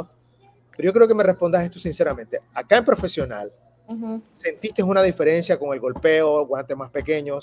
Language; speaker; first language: Spanish; native; Spanish